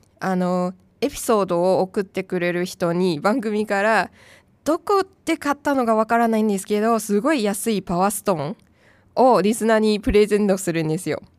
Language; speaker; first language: Japanese; non-native, fluent; Chinese